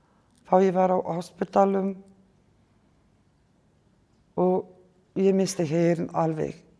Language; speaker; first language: Icelandic; non-native, learner; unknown